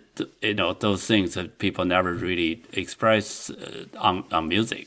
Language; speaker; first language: English; non-native, fluent; Chinese